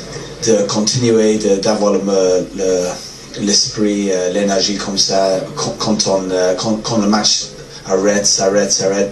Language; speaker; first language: French; non-native, fluent; English